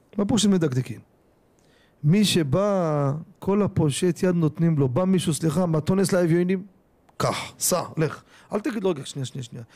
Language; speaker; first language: Hebrew; native; Hebrew